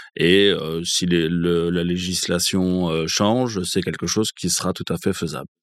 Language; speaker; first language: French; native; French